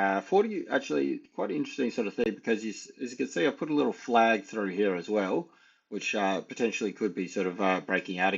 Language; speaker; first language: English; native; English